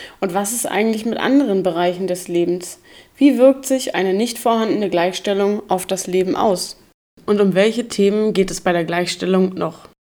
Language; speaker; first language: German; native; German